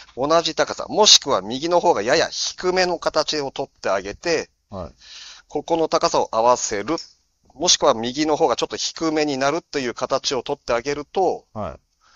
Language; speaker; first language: Japanese; native; Japanese